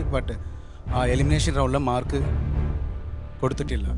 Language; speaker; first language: Malayalam; non-native, learner; Tamil